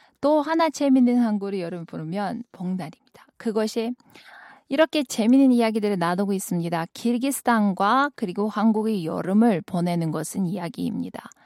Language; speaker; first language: Korean; non-native, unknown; Kyrgyz